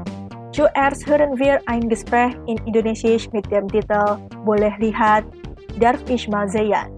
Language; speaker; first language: German; non-native, fluent; Indonesian